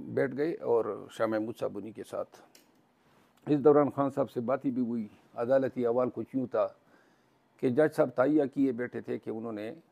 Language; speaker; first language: Urdu; non-native, local second language; Pashto